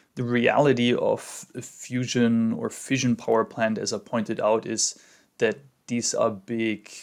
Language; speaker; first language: English; non-native, fluent; German